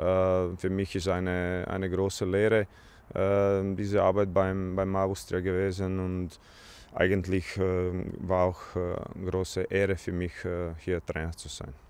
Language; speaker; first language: German; non-native, fluent; Croatian